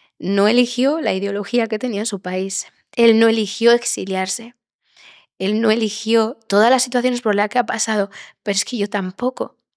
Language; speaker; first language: Spanish; native; Spanish